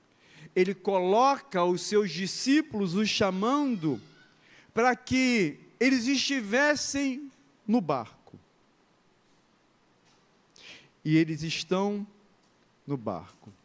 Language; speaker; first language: Portuguese; native; Portuguese